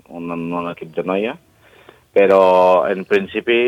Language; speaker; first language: Catalan; non-native, learner; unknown